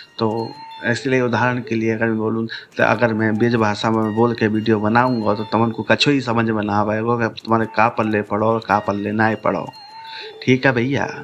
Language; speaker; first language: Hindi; native; Hindi